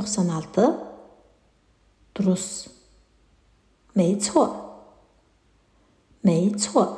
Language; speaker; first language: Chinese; non-native, fluent; Kazakh